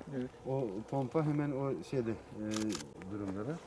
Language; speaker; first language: Turkish; native; Turkish